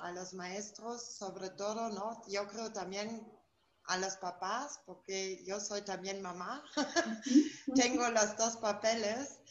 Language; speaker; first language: Spanish; non-native, fluent; German